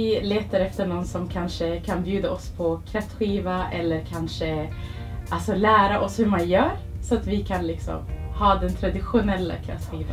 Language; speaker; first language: Swedish; non-native, fluent; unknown